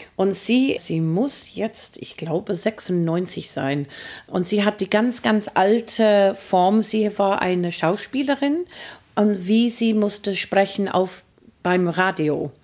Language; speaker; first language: German; non-native, fluent; English